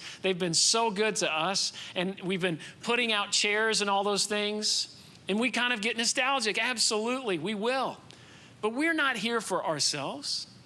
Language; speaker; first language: English; native; English